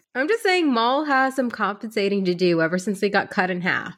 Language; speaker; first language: English; early bilingual, other home language; Hindi